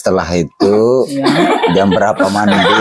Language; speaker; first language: Indonesian; native; Indonesian